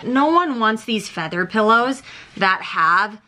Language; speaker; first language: English; native; English